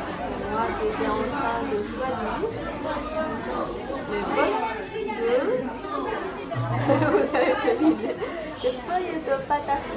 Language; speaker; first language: French; non-native, fluent; Chinese